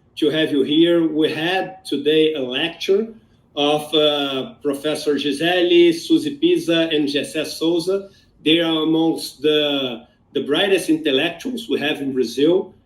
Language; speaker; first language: English; non-native, fluent; Portuguese